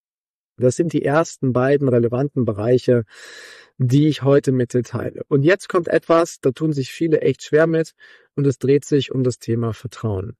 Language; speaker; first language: German; native; German